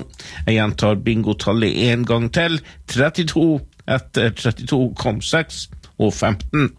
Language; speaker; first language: Norwegian; native; Norwegian